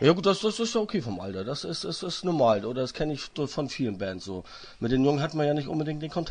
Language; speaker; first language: German; native; German